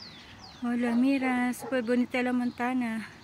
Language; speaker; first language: Spanish; non-native, learner; Filipino